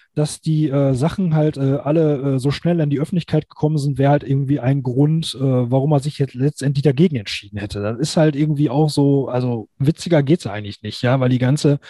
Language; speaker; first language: German; native; German